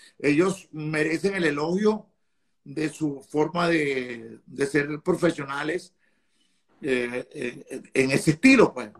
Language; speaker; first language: Spanish; native; Spanish